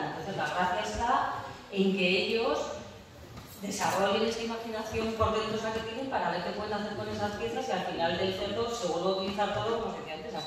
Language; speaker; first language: Spanish; native; Spanish